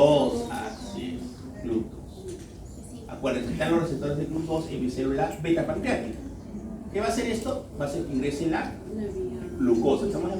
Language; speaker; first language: Spanish; native; Spanish